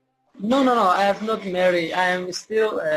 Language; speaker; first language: English; non-native, learner; Somali